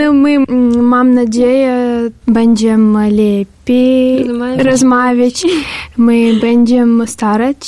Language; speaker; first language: Polish; non-native, learner; Russian